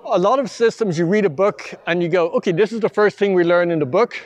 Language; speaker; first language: English; native; English